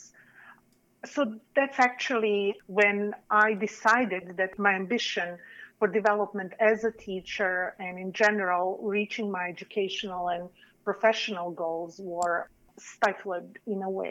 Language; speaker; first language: English; non-native, fluent; Serbian